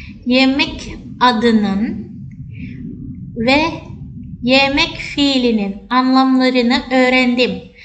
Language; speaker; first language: Turkish; non-native, fluent; Indonesian